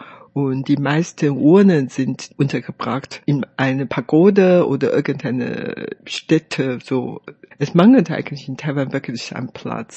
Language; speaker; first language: German; non-native, fluent; Chinese